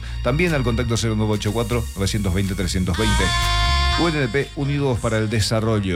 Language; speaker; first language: Spanish; native; Spanish